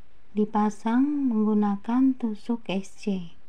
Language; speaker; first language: Indonesian; native; Indonesian